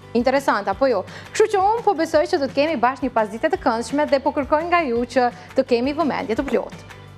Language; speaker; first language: Albanian; native; Albanian